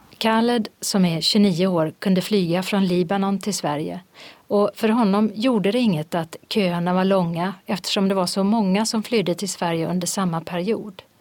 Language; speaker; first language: Swedish; native; Swedish